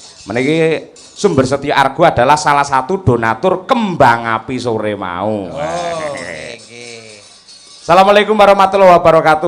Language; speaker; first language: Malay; non-native, local second language; Javanese